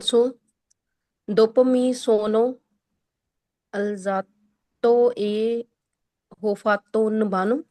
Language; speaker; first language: Italian; non-native, learner; Punjabi